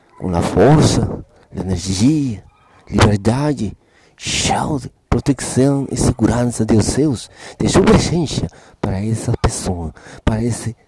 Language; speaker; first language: Portuguese; non-native, learner; Spanish